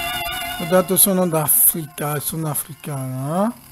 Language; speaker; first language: Italian; non-native, learner; Dyula